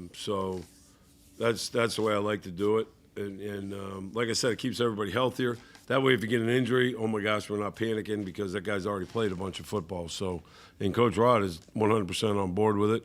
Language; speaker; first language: English; native; English